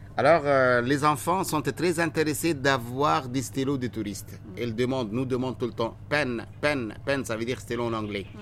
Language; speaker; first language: French; non-native, fluent; Arabic